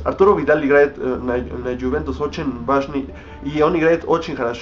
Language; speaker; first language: Russian; non-native, learner; Spanish